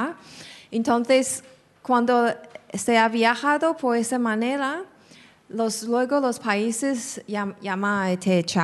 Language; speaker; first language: Spanish; non-native, fluent; Chinese